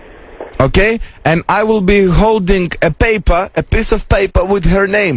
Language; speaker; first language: English; non-native, fluent; Lithuanian